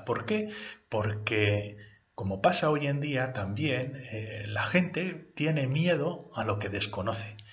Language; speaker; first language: Spanish; native; Spanish